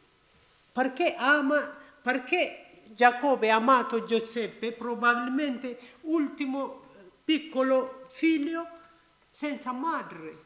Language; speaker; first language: Italian; non-native, learner; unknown